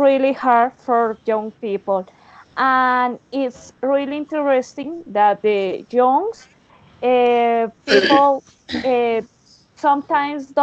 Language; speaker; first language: English; non-native, learner; Spanish